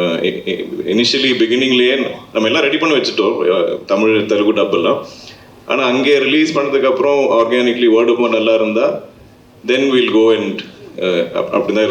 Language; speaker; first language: Tamil; non-native, local second language; Malayalam